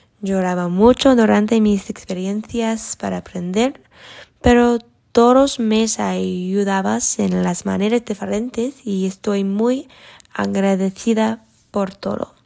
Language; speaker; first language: Spanish; non-native, learner; English